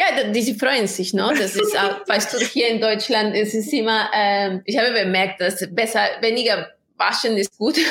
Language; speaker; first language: German; non-native, fluent; Spanish